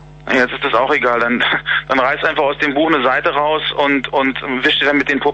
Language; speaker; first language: German; native; German